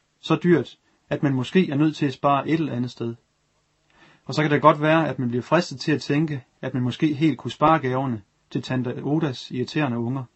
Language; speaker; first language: Danish; native; Danish